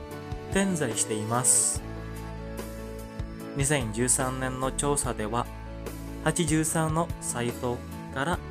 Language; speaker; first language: Japanese; non-native, fluent; Indonesian